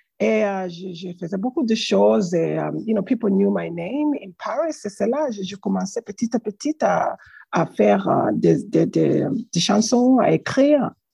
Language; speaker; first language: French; non-native, learner; English